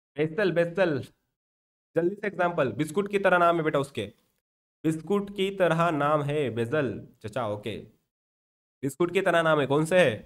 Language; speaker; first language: Hindi; non-native, local second language; Marathi